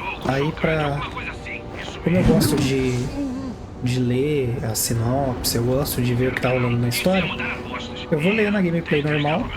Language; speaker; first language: Portuguese; native; Portuguese